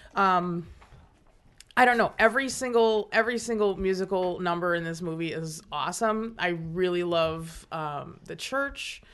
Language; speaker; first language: English; native; English